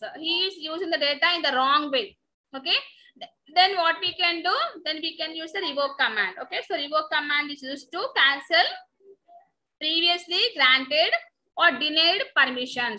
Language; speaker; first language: English; non-native, local second language; Telugu